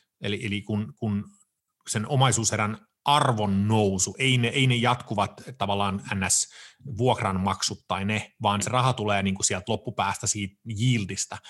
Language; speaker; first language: Finnish; early bilingual, heritage; Finnish